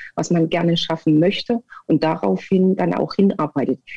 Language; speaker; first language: German; native; German